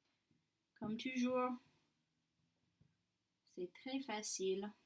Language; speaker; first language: French; non-native, fluent; English